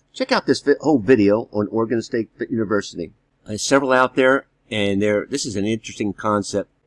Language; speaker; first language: English; native; English